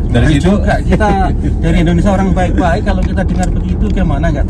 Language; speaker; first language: Indonesian; native; Indonesian